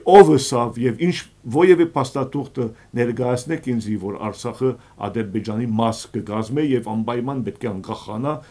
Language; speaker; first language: Armenian; early bilingual, heritage; Armenian